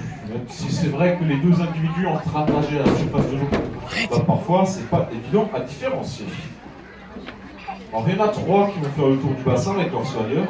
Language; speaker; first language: French; native; French